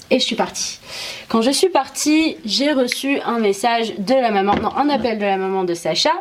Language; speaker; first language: French; early bilingual, other home language; Arabic